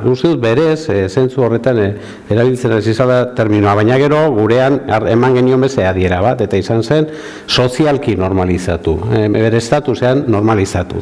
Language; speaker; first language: Basque; native; Basque